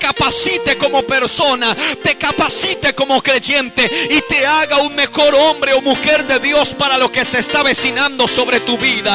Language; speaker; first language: Spanish; native; Spanish